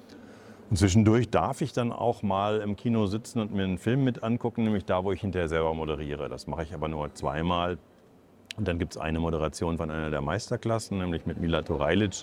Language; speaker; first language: German; native; German